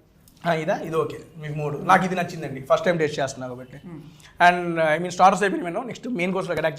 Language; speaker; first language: Telugu; native; Telugu